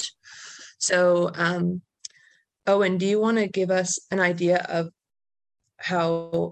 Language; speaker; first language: English; native; English